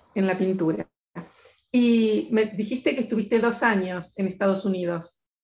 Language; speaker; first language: Spanish; native; Spanish